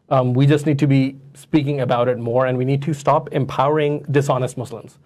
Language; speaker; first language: English; non-native, local second language; Urdu